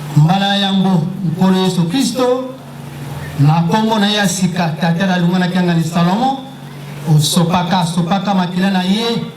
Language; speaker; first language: Lingala; non-native, local second language; Kongo